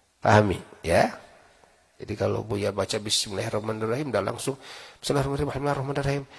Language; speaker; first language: Indonesian; non-native, local second language; Sundanese